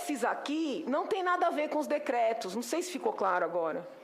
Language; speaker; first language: Portuguese; native; Portuguese